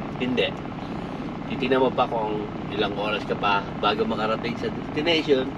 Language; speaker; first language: Filipino; native; Filipino